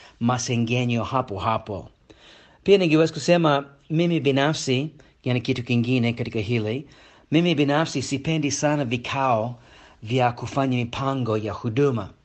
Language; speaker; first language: Swahili; non-native, fluent; English